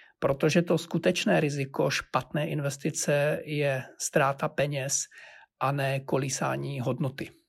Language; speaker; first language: Czech; native; Czech